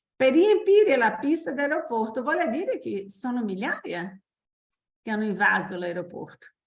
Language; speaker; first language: Italian; non-native, fluent; Portuguese